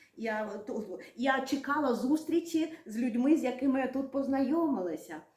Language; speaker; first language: Ukrainian; non-native, local second language; Russian